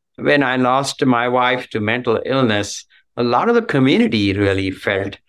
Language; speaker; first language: English; non-native, local second language; Marathi